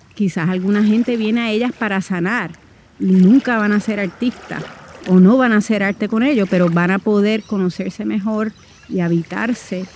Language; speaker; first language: Spanish; native; Spanish